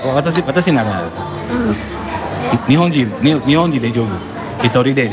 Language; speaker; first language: Japanese; non-native, learner; Indonesian